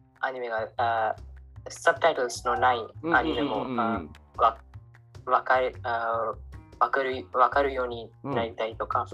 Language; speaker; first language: Japanese; non-native, learner; English